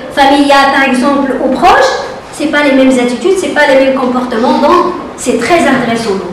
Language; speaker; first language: French; non-native, local second language; Arabic